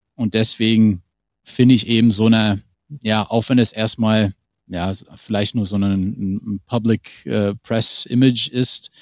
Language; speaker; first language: German; non-native, fluent; English